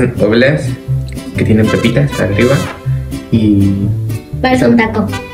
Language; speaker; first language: Spanish; native; Spanish